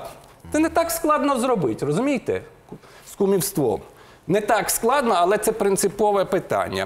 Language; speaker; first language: Ukrainian; native; Ukrainian